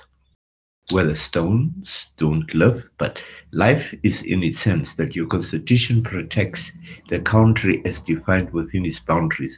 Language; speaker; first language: English; non-native, local second language; Afrikaans